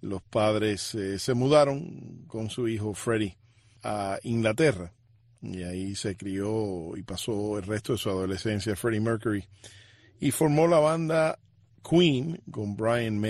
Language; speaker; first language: Spanish; native; Spanish